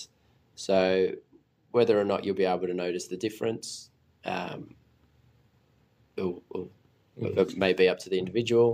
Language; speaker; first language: English; native; English